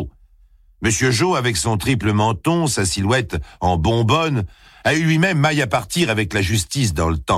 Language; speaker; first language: French; native; French